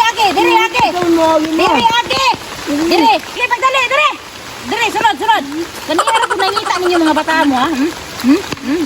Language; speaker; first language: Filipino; non-native, local second language; Cebuano